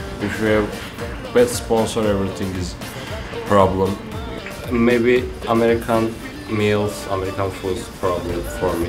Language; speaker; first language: English; non-native, learner; Turkish